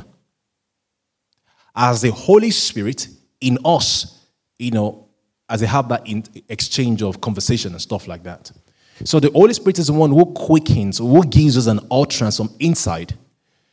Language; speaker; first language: English; non-native, local second language; Yoruba